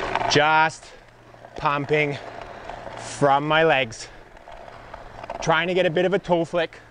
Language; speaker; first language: English; native; English